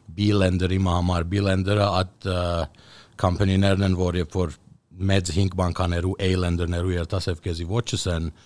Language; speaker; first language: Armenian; early bilingual, heritage; Armenian